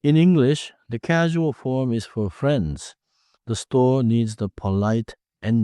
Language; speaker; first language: English; non-native, fluent; Korean